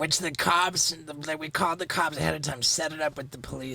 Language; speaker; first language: English; native; English